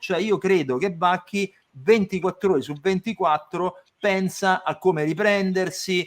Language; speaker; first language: Italian; native; Italian